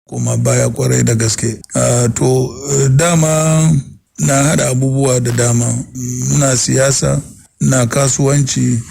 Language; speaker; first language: Hausa; non-native, local second language; Fula